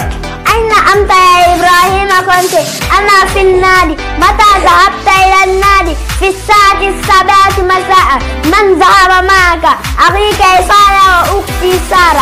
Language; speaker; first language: Arabic; non-native, learner; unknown